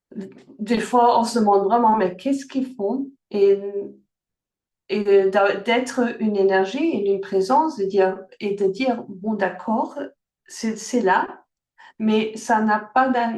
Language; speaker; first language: French; early bilingual, heritage; French